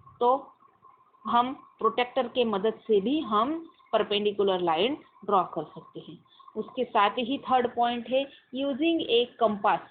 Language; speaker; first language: Hindi; non-native, local second language; Marathi